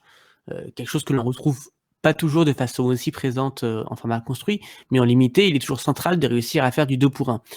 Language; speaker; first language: French; native; French